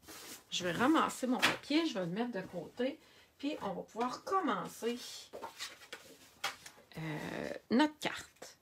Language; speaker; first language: French; native; French